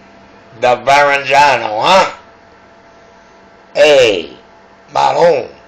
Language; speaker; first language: English; native; English